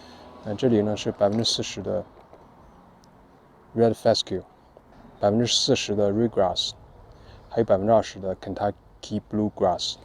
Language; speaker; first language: Chinese; native; Chinese